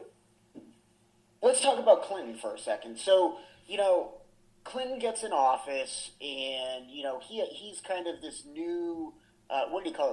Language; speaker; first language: English; native; English